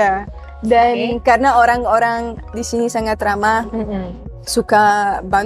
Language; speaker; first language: Indonesian; non-native, learner; Arabic